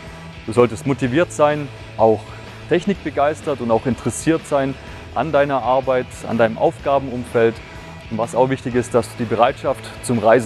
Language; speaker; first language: German; native; German